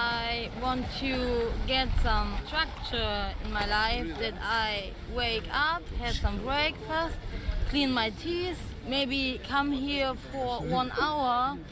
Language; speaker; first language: English; non-native, learner; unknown